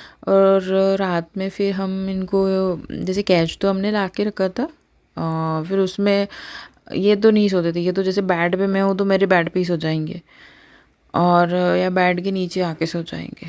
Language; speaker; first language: Hindi; native; Hindi